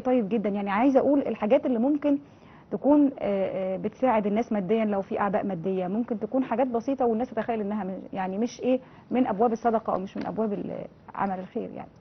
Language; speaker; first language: Arabic; native; Arabic